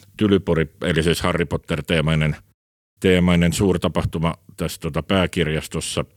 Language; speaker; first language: Finnish; native; Finnish